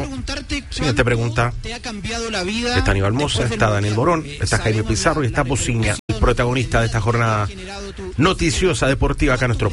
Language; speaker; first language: Spanish; native; Spanish